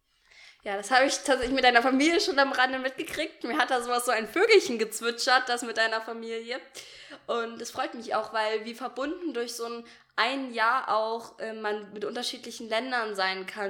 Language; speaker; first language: German; native; German